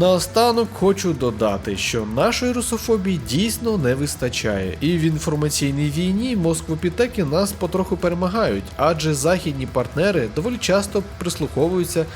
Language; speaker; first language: Ukrainian; native; Ukrainian